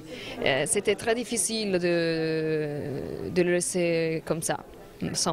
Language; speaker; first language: French; non-native, learner; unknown